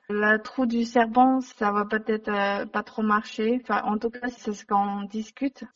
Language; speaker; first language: French; non-native, learner; Chinese